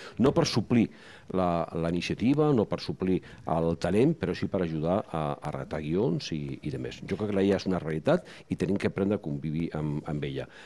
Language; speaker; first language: Catalan; non-native, local second language; Spanish